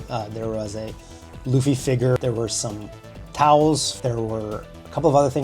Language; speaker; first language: English; native; English